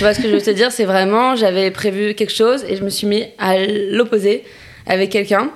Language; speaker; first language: French; native; French